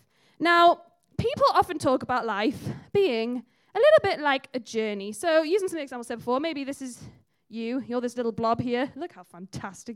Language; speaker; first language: English; native; English